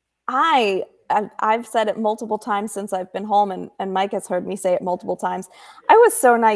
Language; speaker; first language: English; native; English